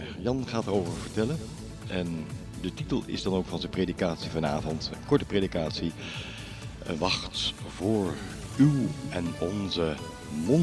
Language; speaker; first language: Dutch; native; Dutch